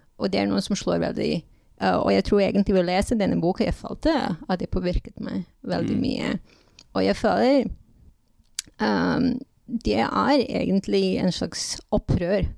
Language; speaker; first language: Norwegian; non-native, fluent; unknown